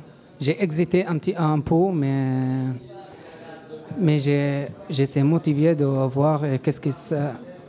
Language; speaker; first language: French; non-native, learner; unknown